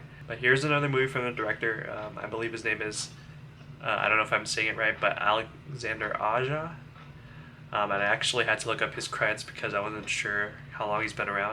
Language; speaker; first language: English; native; English